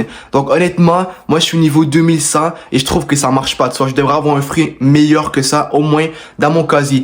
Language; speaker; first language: French; native; French